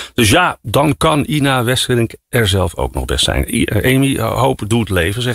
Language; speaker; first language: Dutch; native; Dutch